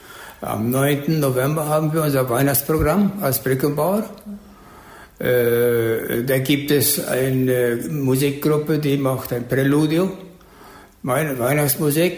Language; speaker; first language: German; early bilingual, heritage; German